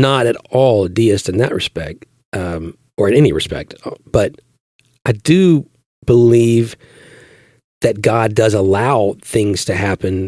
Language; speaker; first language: English; native; English